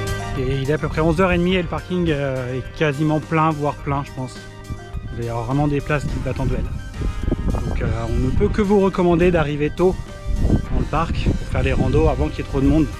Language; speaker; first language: French; native; French